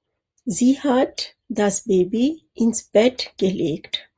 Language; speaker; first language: German; non-native, fluent; Urdu